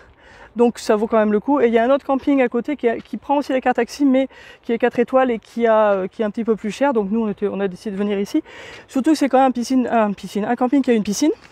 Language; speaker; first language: French; native; French